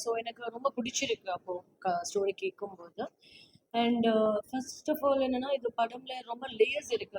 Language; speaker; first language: Tamil; non-native, fluent; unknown